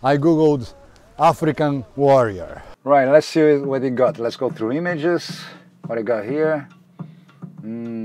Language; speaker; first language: English; non-native, fluent; Portuguese